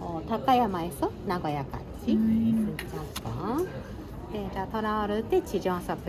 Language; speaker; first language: Korean; non-native, learner; Japanese